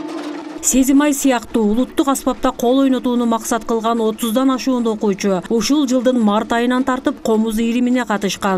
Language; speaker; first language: Kyrgyz; native; Kyrgyz